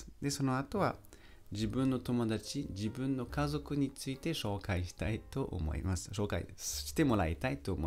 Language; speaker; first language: Japanese; non-native, fluent; French